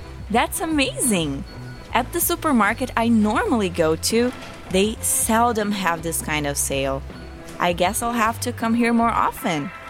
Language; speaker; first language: English; non-native, fluent; Portuguese